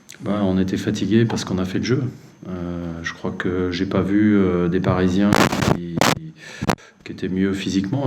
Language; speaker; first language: French; native; French